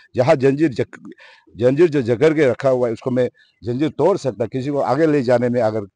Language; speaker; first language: Hindi; non-native, local second language; Nyishi